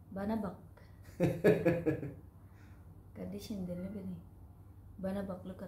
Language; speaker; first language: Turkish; non-native, learner; Filipino